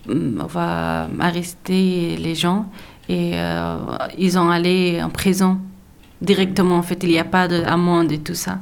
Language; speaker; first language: French; non-native, learner; Persian